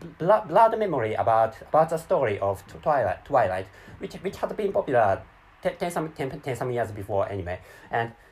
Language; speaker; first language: English; non-native, learner; Japanese